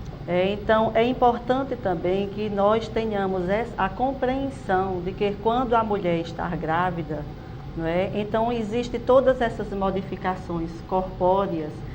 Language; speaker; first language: Portuguese; native; Portuguese